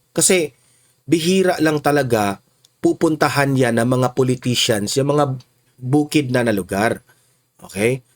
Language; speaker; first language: Filipino; non-native, local second language; Cebuano